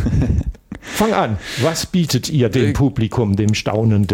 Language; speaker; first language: German; native; German